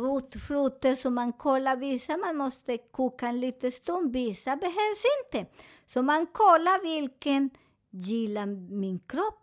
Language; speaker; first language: Swedish; non-native, learner; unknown